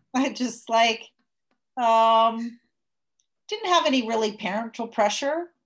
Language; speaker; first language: English; native; English